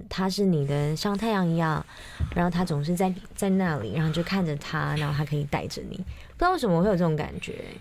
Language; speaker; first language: Chinese; native; Chinese